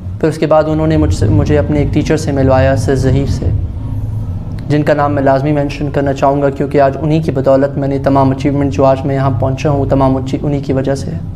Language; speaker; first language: Urdu; non-native, local second language; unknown